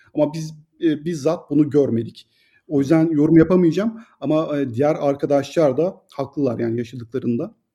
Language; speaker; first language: Turkish; native; Turkish